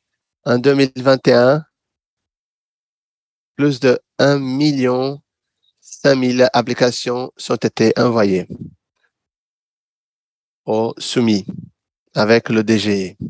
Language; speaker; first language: French; non-native, fluent; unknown